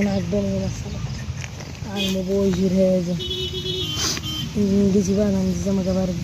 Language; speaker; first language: Arabic; native; Arabic